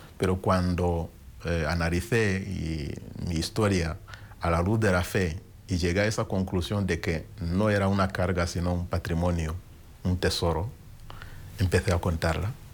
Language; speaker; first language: Spanish; non-native, fluent; Kinyarwanda